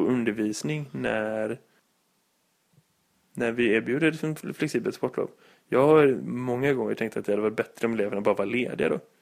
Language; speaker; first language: Swedish; native; Swedish